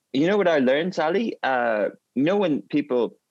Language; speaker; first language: English; native; English